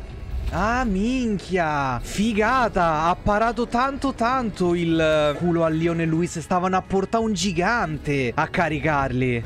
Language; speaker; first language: Italian; native; Italian